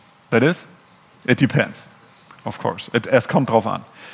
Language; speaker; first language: German; native; German